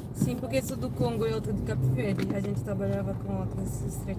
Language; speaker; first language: Portuguese; non-native, fluent; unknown